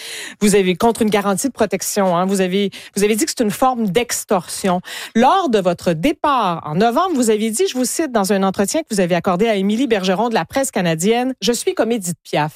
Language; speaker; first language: French; native; French